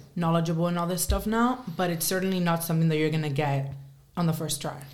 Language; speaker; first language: English; early bilingual, other home language; Spanish